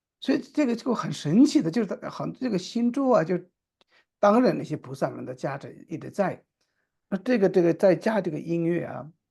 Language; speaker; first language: Chinese; non-native, local second language; Tibetan